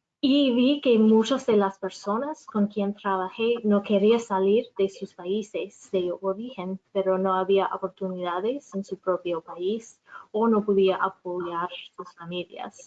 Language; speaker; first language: Spanish; non-native, fluent; English